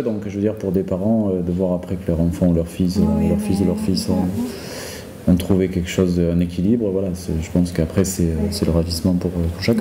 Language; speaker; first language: French; native; French